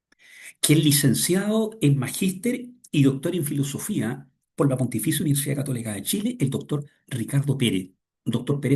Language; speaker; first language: Spanish; native; Spanish